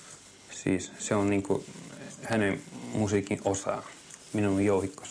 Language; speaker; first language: Finnish; non-native, fluent; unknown